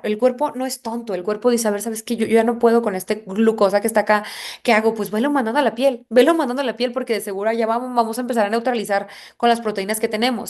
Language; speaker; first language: Spanish; native; Spanish